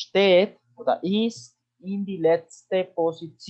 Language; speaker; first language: German; non-native, fluent; Spanish